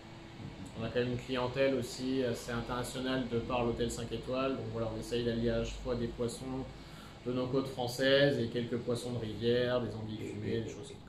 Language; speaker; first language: French; native; French